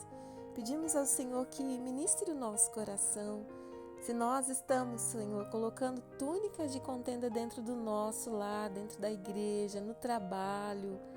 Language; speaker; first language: Portuguese; native; Portuguese